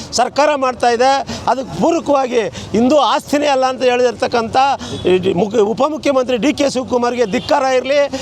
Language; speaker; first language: Kannada; native; Kannada